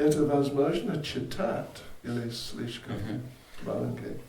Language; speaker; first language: Russian; non-native, learner; English